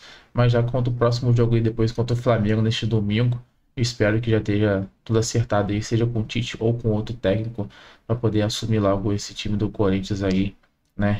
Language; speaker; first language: Portuguese; native; Portuguese